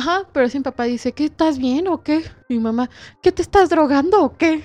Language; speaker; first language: Spanish; native; Spanish